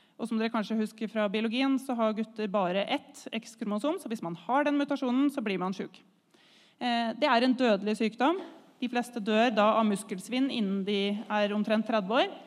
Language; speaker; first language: Norwegian; native; Norwegian